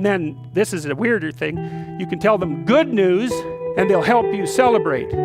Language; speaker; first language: English; native; English